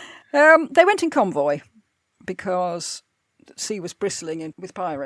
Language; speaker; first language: English; native; English